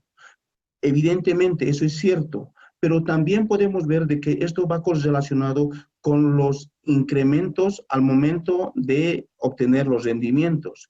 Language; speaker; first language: Spanish; native; Spanish